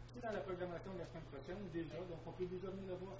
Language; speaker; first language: French; native; French